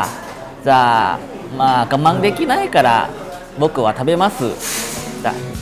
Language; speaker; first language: Japanese; non-native, learner; Thai